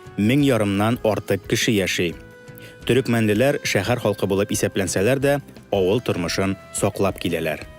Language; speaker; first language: Tatar; native; Tatar